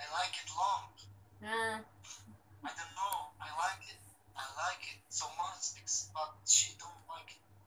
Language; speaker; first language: English; non-native, learner; Romany